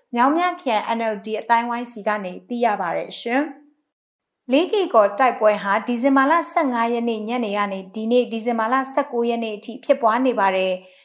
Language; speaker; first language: Burmese; native; Burmese